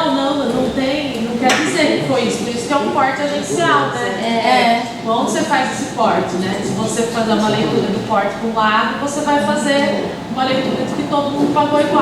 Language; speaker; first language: Portuguese; native; Portuguese